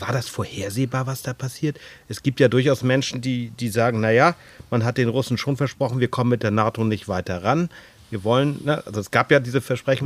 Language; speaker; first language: German; native; German